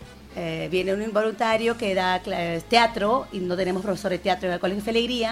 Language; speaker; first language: Spanish; native; Spanish